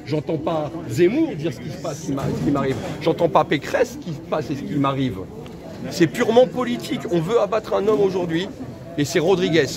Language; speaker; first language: French; native; French